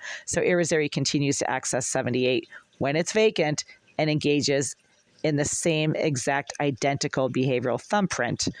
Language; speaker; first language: English; native; English